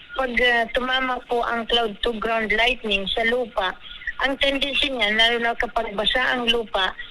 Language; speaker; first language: Filipino; non-native, local second language; Bikol